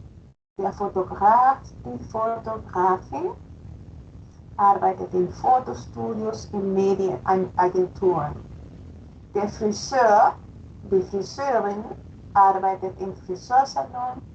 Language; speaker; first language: German; non-native, fluent; Spanish